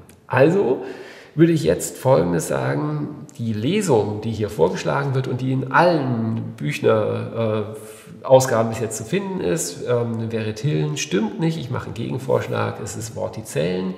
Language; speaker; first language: German; native; German